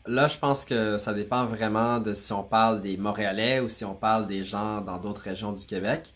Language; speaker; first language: French; native; French